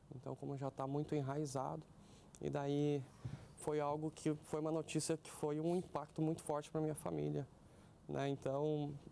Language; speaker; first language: Portuguese; native; Portuguese